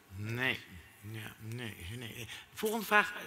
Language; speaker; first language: Dutch; native; Dutch